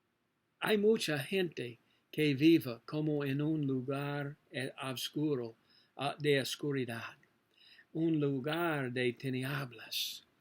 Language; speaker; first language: Spanish; non-native, learner; English